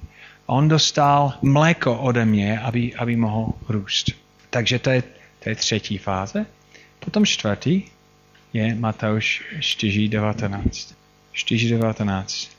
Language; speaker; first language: Czech; non-native, fluent; English